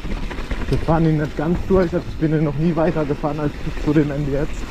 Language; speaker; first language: German; native; German